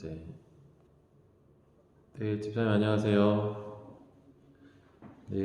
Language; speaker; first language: Korean; native; Korean